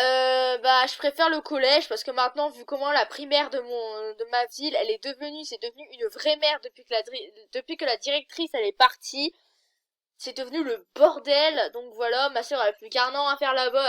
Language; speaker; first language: French; native; French